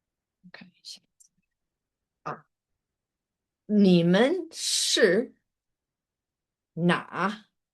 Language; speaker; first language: Chinese; non-native, fluent; English